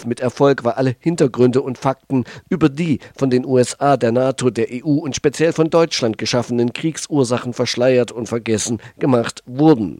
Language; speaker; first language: German; native; German